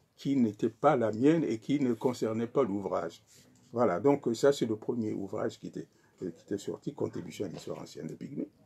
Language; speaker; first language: French; non-native, local second language; Sango